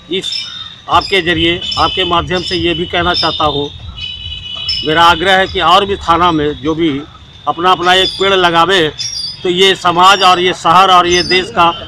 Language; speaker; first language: Hindi; native; Hindi